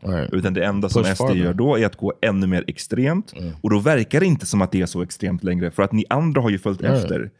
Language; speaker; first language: Swedish; native; Swedish